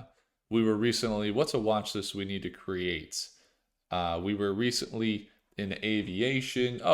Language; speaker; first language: English; native; English